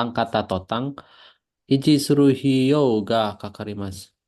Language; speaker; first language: Japanese; non-native, learner; Indonesian